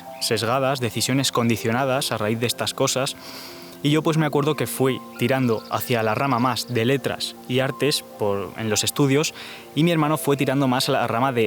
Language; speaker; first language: Spanish; native; Spanish